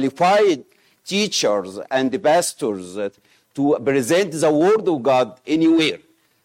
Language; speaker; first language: English; non-native, fluent; Arabic